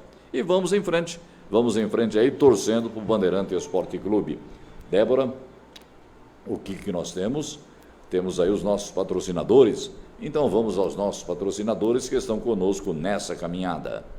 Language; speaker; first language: Portuguese; native; Portuguese